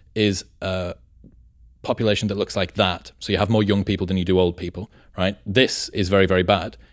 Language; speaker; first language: English; native; English